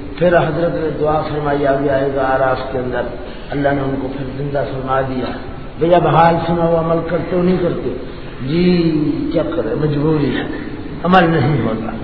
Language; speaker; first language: Urdu; non-native, local second language; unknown